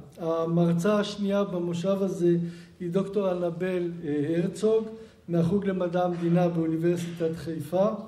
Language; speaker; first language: Hebrew; native; Hebrew